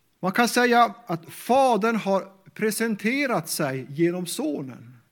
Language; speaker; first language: Swedish; native; Swedish